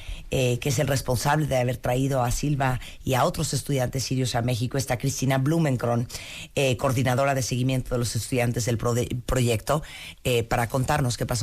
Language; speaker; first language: Spanish; native; Spanish